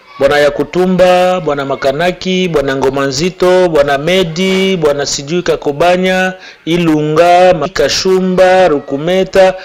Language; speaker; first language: Swahili; native; Swahili